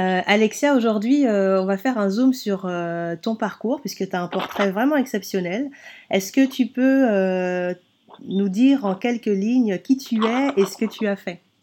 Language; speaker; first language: French; native; French